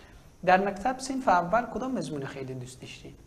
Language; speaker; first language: Persian; native; Persian